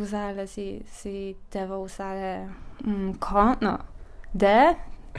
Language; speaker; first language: Italian; non-native, learner; Polish